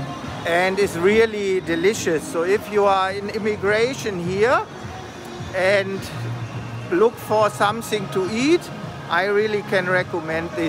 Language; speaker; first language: English; non-native, fluent; German